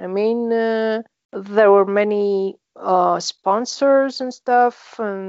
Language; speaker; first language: English; non-native, fluent; Greek